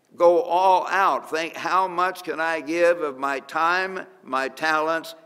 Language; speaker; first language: English; native; English